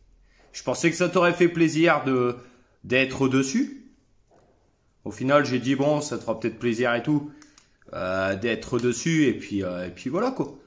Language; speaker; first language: French; native; French